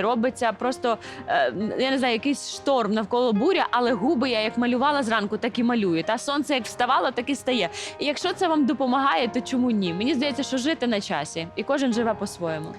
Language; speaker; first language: Ukrainian; native; Ukrainian